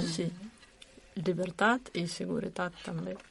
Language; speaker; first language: Catalan; non-native, learner; Russian